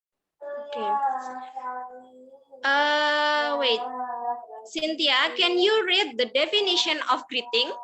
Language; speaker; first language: English; non-native, learner; Indonesian